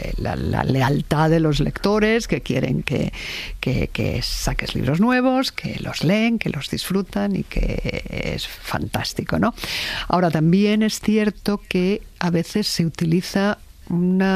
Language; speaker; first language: Spanish; native; Spanish